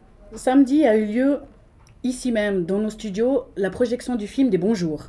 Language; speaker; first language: French; native; French